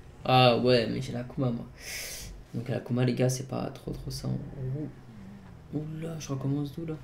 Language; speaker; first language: French; native; French